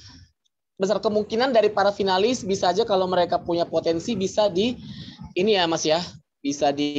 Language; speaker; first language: Indonesian; native; Indonesian